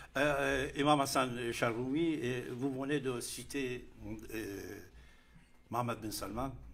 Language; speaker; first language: French; non-native, fluent; Persian